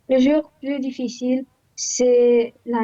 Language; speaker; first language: French; non-native, learner; Romanian